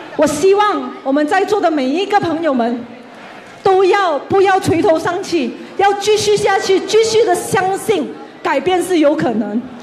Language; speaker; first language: Chinese; native; Chinese